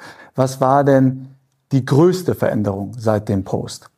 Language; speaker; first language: German; native; German